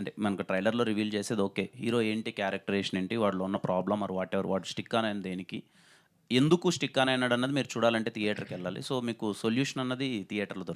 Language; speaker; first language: Telugu; native; Telugu